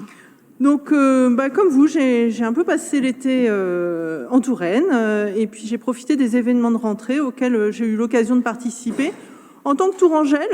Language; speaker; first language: French; native; French